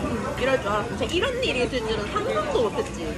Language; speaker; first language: Korean; native; Korean